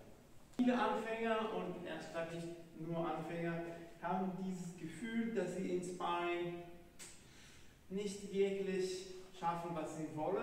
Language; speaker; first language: German; non-native, fluent; Hebrew